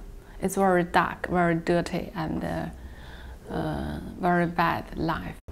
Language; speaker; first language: English; non-native, learner; Chinese